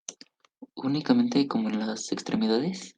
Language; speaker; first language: Spanish; native; Spanish